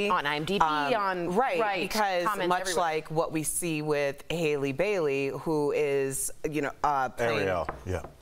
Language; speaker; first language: English; native; English